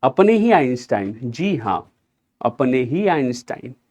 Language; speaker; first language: Hindi; non-native, local second language; Gujarati